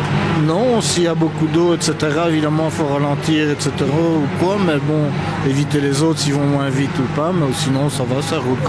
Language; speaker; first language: French; native; French